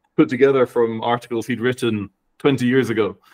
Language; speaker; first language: English; native; English